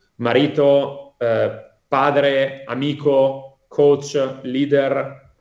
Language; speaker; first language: Italian; native; Italian